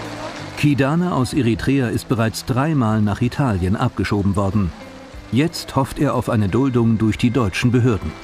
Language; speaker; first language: German; native; German